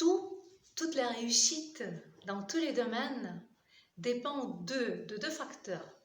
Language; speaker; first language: French; non-native, fluent; Russian